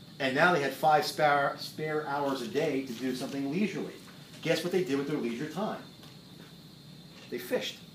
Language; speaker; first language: English; native; English